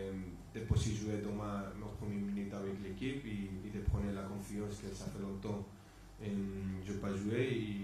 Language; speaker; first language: French; non-native, fluent; Spanish